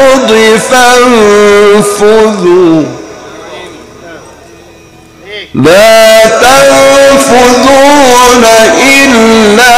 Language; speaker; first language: Arabic; native; Arabic